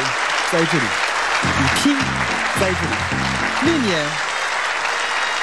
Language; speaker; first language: Chinese; non-native, fluent; French